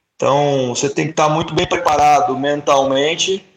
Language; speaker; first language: Portuguese; native; Portuguese